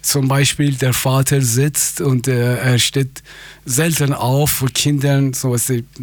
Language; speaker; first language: German; non-native, fluent; Persian